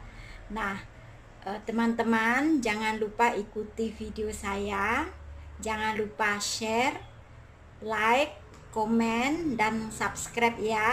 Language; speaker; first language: Indonesian; non-native, local second language; Javanese